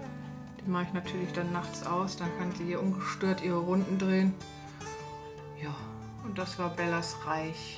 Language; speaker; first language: German; native; German